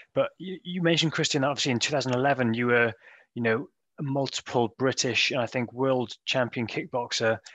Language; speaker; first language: English; native; English